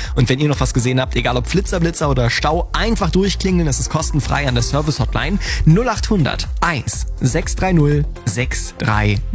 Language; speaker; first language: German; native; German